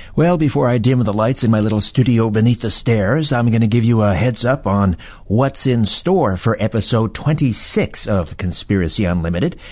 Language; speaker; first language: English; native; English